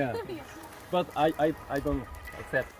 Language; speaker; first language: English; non-native, learner; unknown